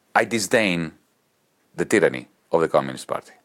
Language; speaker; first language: English; non-native, fluent; Greek